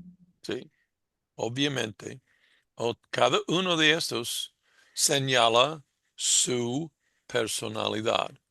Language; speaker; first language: Spanish; non-native, fluent; English